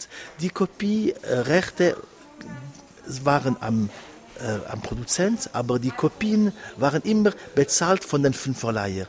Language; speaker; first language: German; non-native, local second language; French